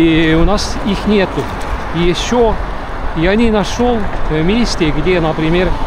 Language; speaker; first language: Russian; non-native, local second language; Estonian